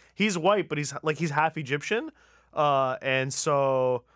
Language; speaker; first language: English; early bilingual, other home language; Persian